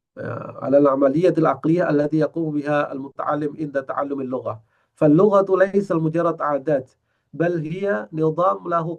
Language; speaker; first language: Arabic; non-native, fluent; Indonesian